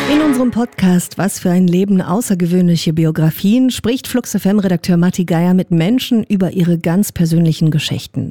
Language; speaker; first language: German; native; German